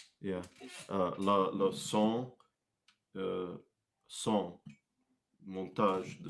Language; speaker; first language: French; non-native, learner; English